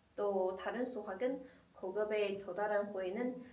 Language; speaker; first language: Korean; non-native, fluent; Chinese